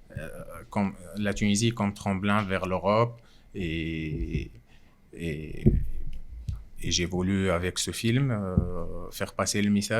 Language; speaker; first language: French; non-native, local second language; Arabic